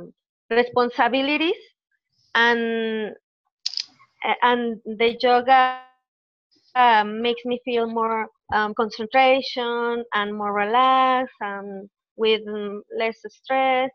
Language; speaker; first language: English; non-native, learner; Spanish